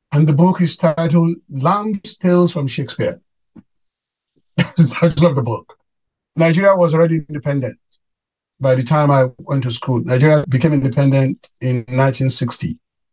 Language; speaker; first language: English; non-native, local second language; Yoruba